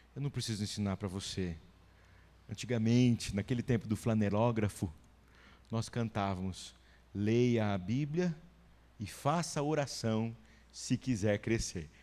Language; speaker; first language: Portuguese; native; Portuguese